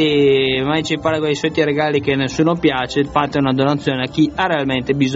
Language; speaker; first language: Italian; native; Italian